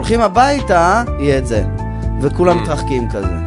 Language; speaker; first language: Hebrew; native; Hebrew